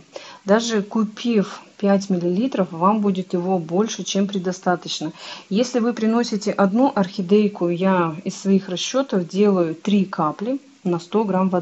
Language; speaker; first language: Russian; native; Russian